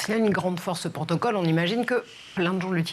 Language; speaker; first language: French; native; French